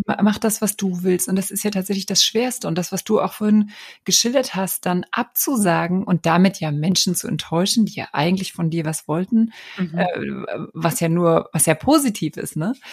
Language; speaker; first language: German; native; German